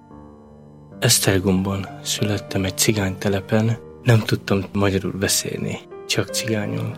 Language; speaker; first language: Hungarian; non-native, local second language; Romany